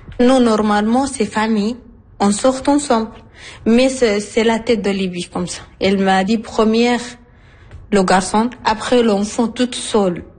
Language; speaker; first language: French; non-native, learner; Arabic